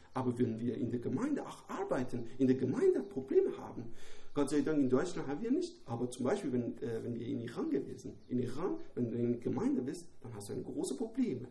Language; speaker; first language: German; non-native, learner; Persian